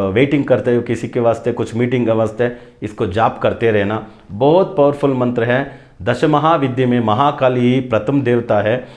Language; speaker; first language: Hindi; non-native, local second language; Kannada